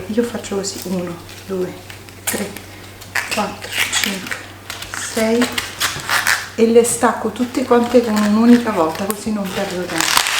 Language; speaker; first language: Italian; native; Italian